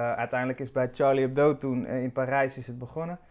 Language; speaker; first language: Dutch; native; Dutch